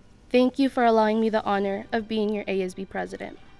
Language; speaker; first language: English; early bilingual, other home language; Spanish